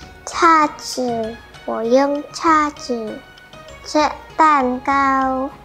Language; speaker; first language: Chinese; non-native, learner; Indonesian